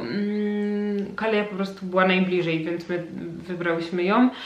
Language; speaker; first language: Polish; native; Polish